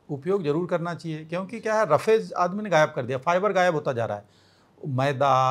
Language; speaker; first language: Hindi; native; Hindi